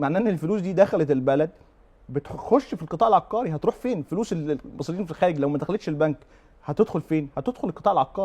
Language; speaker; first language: Arabic; native; Arabic